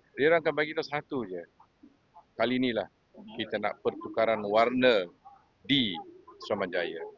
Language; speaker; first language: Malay; non-native, local second language; Tamil